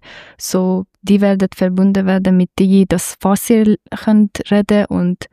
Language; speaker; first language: German; non-native, fluent; Persian